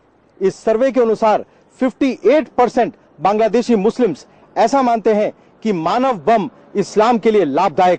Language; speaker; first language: Hindi; native; Hindi